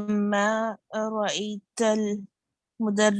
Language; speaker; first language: Arabic; non-native, learner; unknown